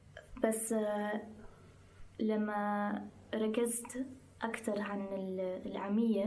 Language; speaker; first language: Arabic; non-native, fluent; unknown